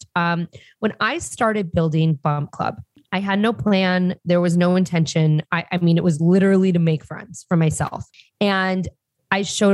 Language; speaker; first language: English; native; English